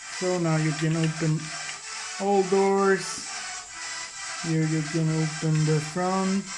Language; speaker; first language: English; non-native, fluent; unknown